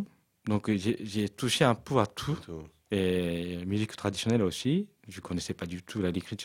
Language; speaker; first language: French; non-native, fluent; Japanese